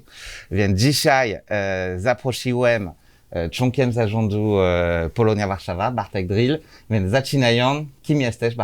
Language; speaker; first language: Polish; non-native, learner; French